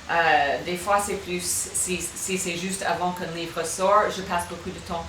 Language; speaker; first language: French; non-native, fluent; English